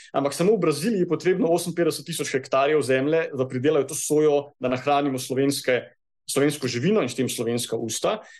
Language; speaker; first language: Slovenian; native; Slovenian